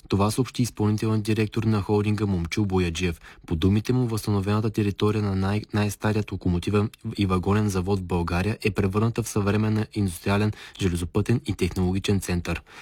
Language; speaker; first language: Bulgarian; native; Bulgarian